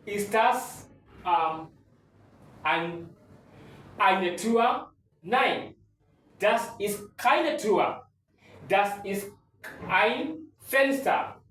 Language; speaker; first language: German; non-native, learner; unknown